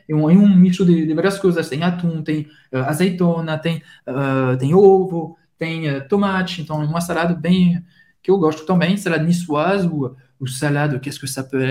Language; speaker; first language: Portuguese; non-native, fluent; French